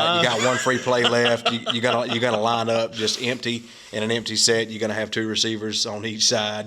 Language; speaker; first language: English; native; English